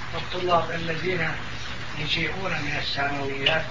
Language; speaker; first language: Arabic; non-native, fluent; Turkish